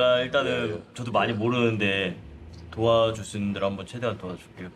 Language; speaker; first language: Korean; native; Korean